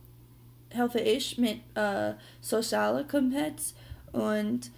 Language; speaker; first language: German; non-native, learner; English